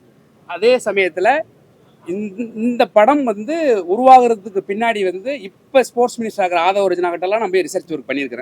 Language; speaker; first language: Tamil; native; Tamil